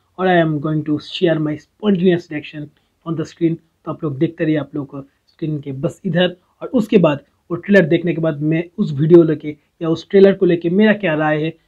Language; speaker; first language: Hindi; non-native, local second language; Bangla